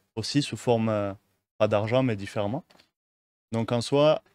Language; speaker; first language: French; native; French